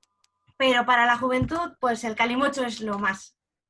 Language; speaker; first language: Spanish; native; Spanish